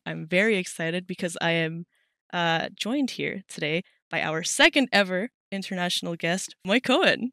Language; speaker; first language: English; early bilingual, other home language; Spanish